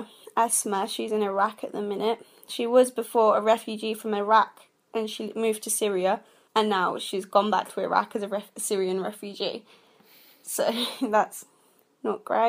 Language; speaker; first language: English; non-native, fluent; Arabic